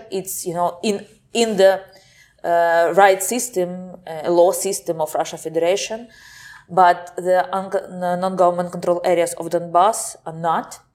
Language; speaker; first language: English; non-native, fluent; Ukrainian